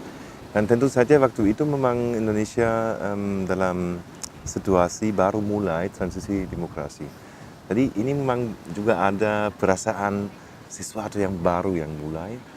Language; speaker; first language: Indonesian; non-native, fluent; German